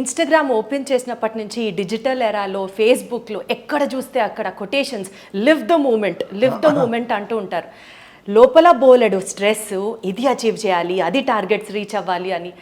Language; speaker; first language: Telugu; native; Telugu